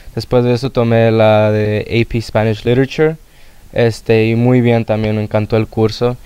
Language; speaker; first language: Spanish; early bilingual, heritage; Spanish